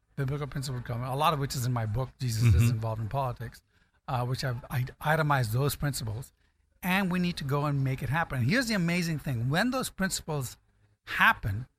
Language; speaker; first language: English; non-native, local second language; Akan